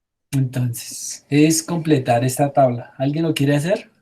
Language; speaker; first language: Spanish; native; Spanish